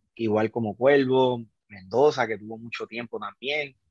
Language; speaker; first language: Spanish; native; Spanish